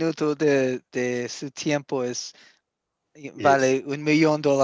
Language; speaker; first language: Spanish; non-native, learner; English